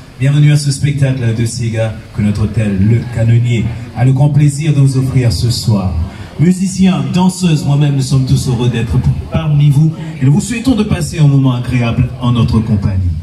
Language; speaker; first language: French; non-native, local second language; Morisyen